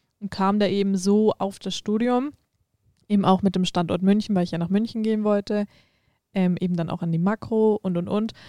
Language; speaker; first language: German; native; German